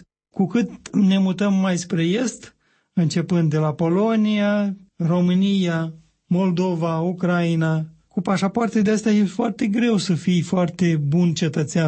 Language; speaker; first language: Romanian; native; Romanian